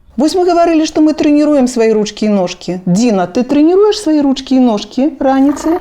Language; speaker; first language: Belarusian; non-native, local second language; Russian